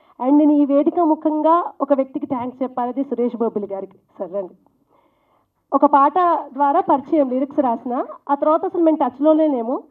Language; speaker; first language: Telugu; native; Telugu